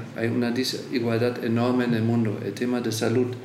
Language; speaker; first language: Spanish; non-native, fluent; German